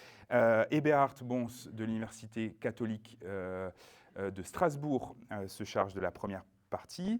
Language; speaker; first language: French; native; French